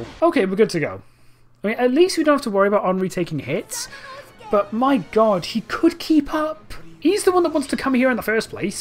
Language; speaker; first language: English; native; English